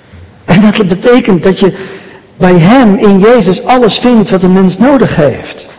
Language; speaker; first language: Dutch; native; Dutch